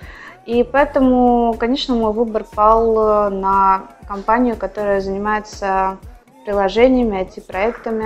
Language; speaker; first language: Russian; native; Russian